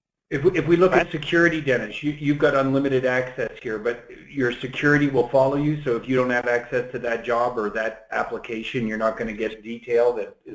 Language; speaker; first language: English; native; English